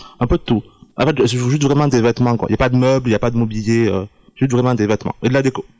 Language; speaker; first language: French; native; French